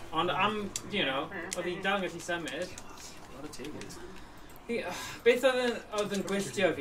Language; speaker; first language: Welsh; native; Welsh